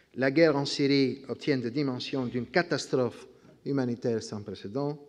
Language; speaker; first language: French; non-native, fluent; Greek